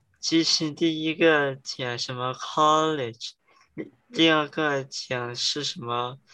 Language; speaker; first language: Chinese; early bilingual, heritage; Chinese